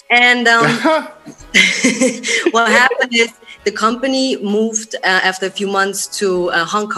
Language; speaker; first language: English; non-native, fluent; Swiss German